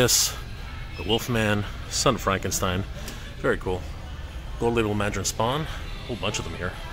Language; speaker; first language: English; native; English